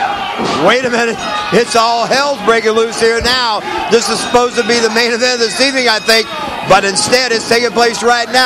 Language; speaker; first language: English; native; English